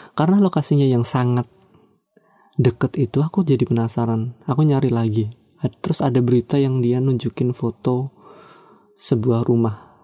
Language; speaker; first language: Indonesian; non-native, local second language; Javanese